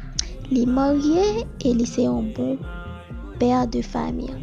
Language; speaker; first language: French; non-native, learner; Haitian Creole